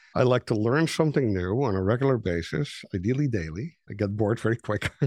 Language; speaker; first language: English; non-native, fluent; Dutch